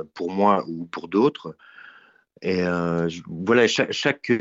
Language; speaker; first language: French; native; French